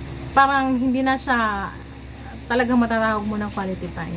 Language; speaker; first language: Filipino; non-native, local second language; Cebuano